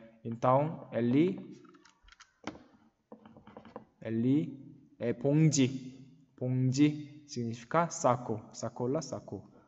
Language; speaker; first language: Portuguese; non-native, learner; Korean